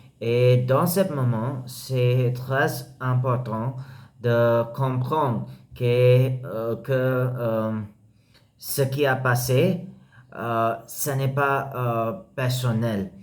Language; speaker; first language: French; non-native, learner; English